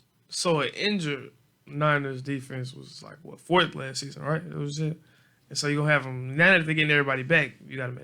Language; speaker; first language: English; native; English